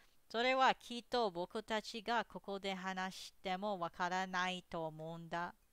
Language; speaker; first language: Japanese; non-native, learner; English